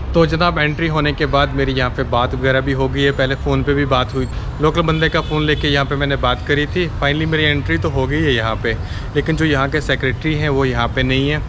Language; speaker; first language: Hindi; native; Hindi